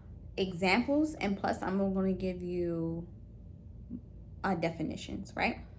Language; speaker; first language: English; native; English